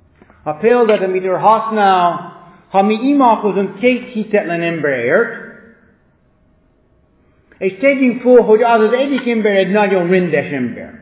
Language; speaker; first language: Hungarian; non-native, fluent; English